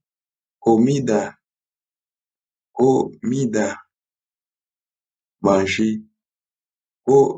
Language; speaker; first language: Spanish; non-native, learner; Haitian Creole